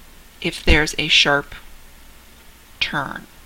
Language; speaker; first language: English; native; English